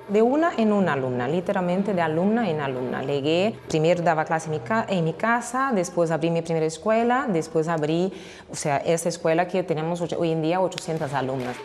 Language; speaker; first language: Spanish; non-native, fluent; Portuguese